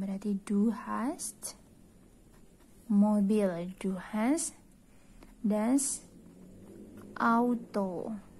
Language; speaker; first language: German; non-native, fluent; Indonesian